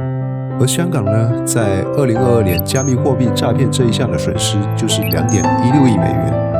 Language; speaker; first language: Chinese; native; Chinese